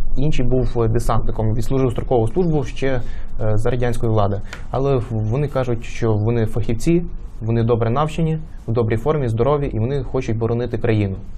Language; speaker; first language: Ukrainian; native; Ukrainian